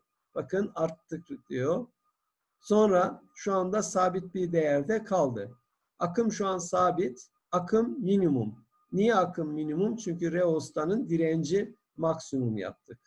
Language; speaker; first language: Turkish; native; Turkish